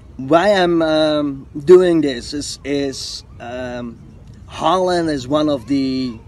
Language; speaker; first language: English; non-native, fluent; Dutch